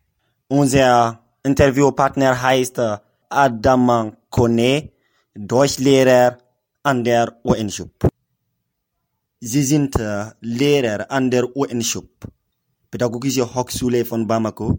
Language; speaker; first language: German; non-native, fluent; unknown